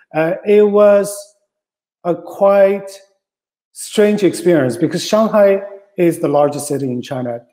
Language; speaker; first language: English; non-native, fluent; Chinese